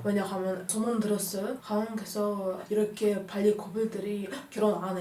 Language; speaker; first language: Korean; non-native, learner; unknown